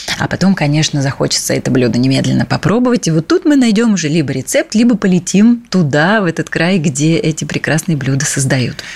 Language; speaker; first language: Russian; native; Russian